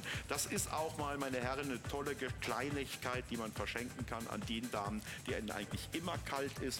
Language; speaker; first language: German; native; German